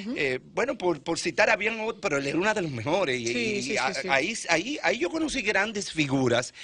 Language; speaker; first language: Spanish; native; Spanish